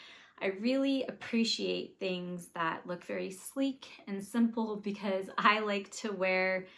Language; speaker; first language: English; native; English